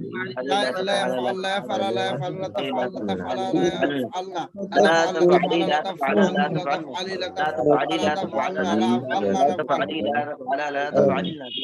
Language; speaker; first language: Arabic; non-native, learner; Bangla